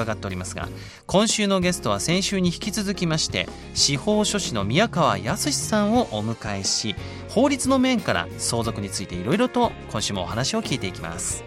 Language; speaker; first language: Japanese; native; Japanese